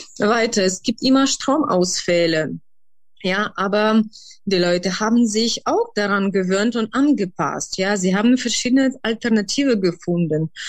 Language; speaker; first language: German; non-native, fluent; Ukrainian